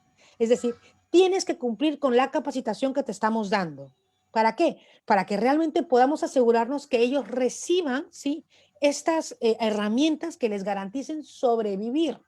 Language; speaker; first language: Spanish; native; Spanish